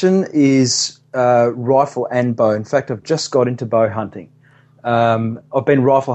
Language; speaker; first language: English; native; English